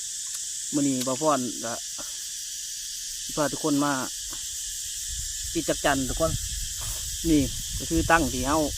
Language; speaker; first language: Thai; non-native, local second language; Northeastern Thai